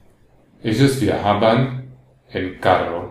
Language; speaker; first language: Spanish; non-native, learner; English